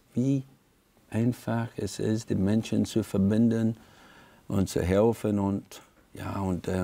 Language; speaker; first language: German; non-native, fluent; English